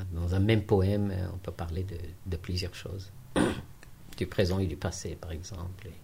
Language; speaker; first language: French; non-native, local second language; Arabic